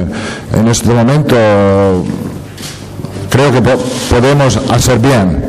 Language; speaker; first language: Spanish; non-native, fluent; Italian